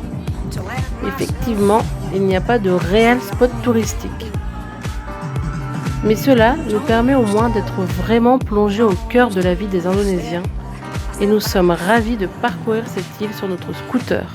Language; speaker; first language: French; native; French